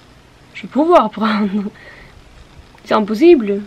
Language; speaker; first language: French; non-native, learner; Norwegian